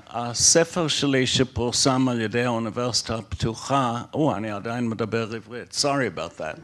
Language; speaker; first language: Hebrew; non-native, fluent; English